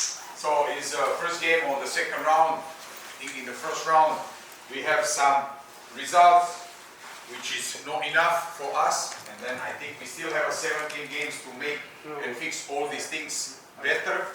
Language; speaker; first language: English; non-native, fluent; Indonesian